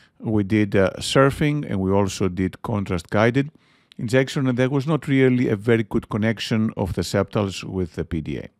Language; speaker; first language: English; non-native, fluent; Greek